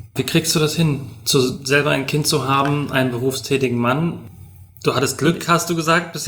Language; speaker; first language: German; native; German